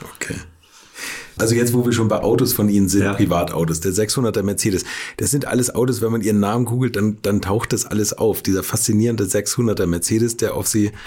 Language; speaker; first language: German; native; German